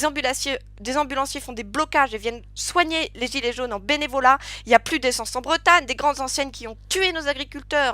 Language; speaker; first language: French; native; French